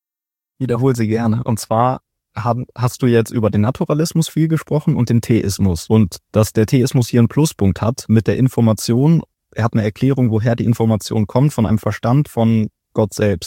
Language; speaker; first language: German; native; German